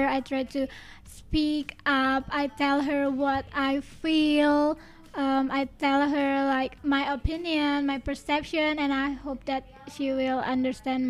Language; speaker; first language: English; non-native, learner; Indonesian